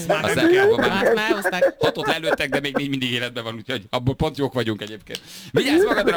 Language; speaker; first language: Hungarian; native; Hungarian